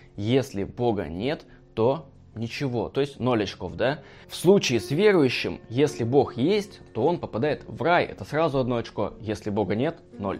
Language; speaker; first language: Russian; native; Russian